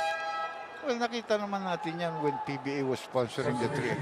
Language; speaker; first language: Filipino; native; Filipino